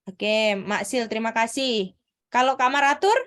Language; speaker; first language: Indonesian; native; Indonesian